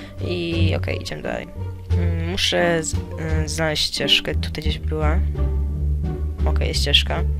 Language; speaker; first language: Polish; native; Polish